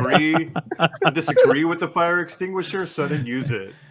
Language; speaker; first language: English; native; English